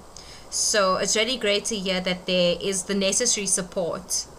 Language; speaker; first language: English; native; English